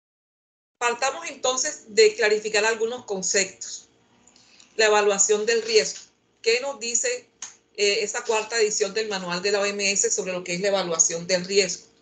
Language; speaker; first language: Spanish; native; Spanish